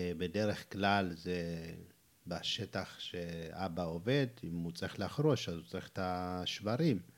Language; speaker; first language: Hebrew; non-native, fluent; Amharic